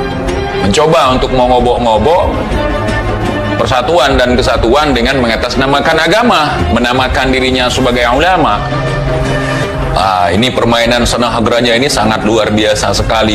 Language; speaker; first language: Indonesian; native; Indonesian